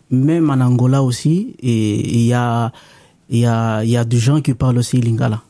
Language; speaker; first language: French; non-native, local second language; Lingala